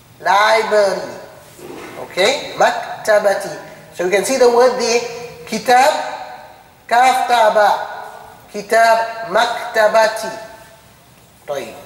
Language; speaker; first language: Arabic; non-native, fluent; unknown